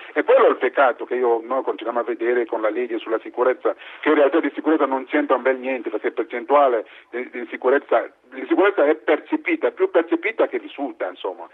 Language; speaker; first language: Italian; non-native, fluent; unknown